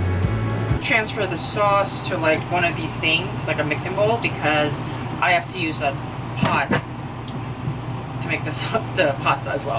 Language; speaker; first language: English; non-native, local second language; Filipino